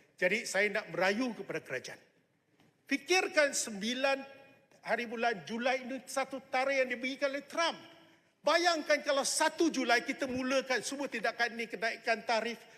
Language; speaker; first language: Malay; non-native, local second language; Chinese